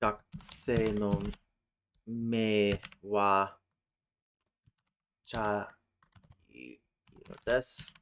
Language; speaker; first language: Japanese; non-native, fluent; English